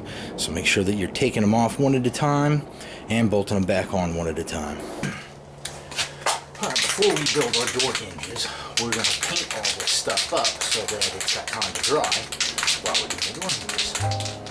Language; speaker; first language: English; native; English